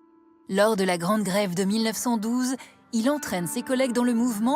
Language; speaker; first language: French; native; French